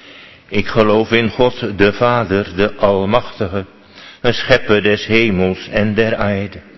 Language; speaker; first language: Dutch; native; Dutch